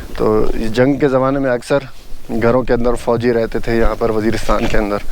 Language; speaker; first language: Urdu; non-native, local second language; Pashto